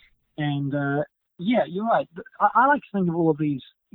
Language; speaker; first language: English; native; English